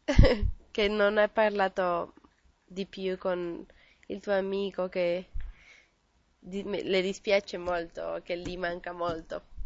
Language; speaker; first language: Italian; non-native, learner; Spanish